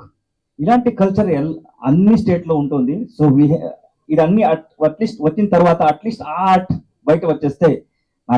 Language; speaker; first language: Telugu; non-native, learner; Kannada